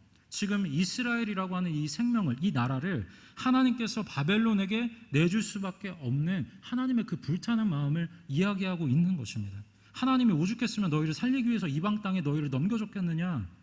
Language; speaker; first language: Korean; native; Korean